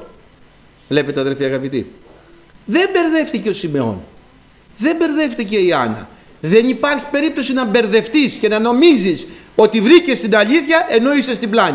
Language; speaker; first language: Greek; native; Greek